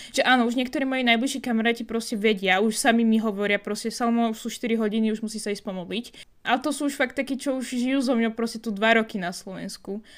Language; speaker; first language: Slovak; non-native, fluent; Arabic